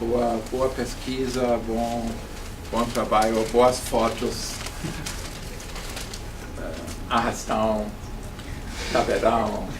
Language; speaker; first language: Portuguese; non-native, fluent; German